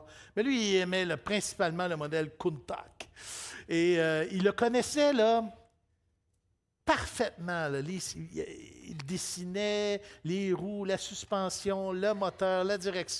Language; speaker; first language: French; native; French